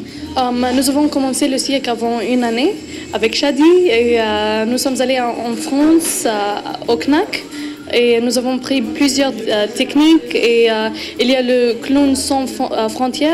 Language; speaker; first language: French; non-native, fluent; Arabic